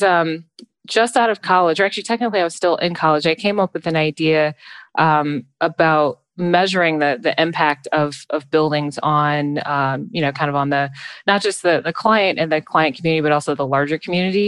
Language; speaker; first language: English; native; English